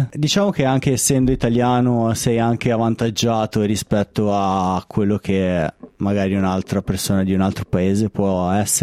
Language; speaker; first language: Italian; native; Italian